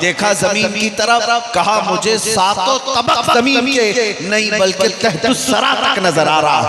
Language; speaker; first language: Urdu; native; Urdu